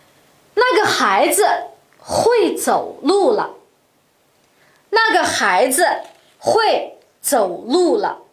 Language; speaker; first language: Chinese; non-native, local second language; Uyghur